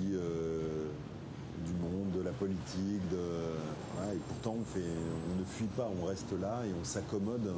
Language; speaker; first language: French; native; French